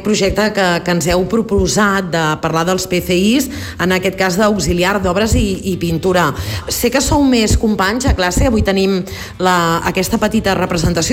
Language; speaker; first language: Catalan; native; Catalan